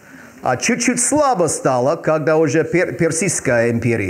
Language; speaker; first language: Russian; non-native, fluent; English